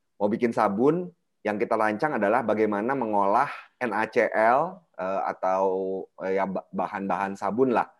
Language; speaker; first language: Indonesian; native; Indonesian